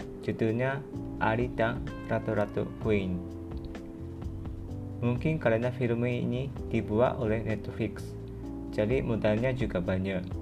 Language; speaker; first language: Indonesian; non-native, fluent; Japanese